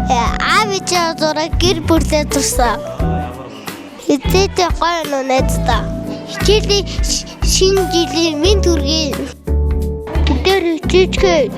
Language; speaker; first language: Mongolian; native; Mongolian